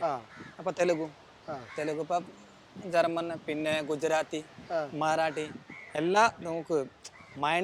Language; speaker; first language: Malayalam; non-native, local second language; Hindi